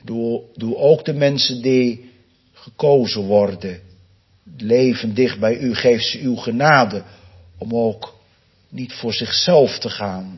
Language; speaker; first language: Dutch; native; Dutch